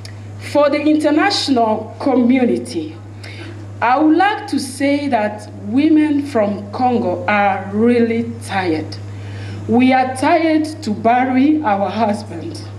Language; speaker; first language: English; non-native, fluent; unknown